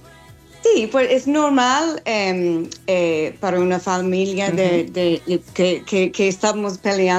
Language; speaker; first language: Spanish; non-native, learner; English